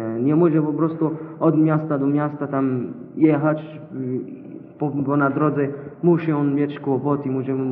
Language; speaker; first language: Polish; non-native, learner; Arabic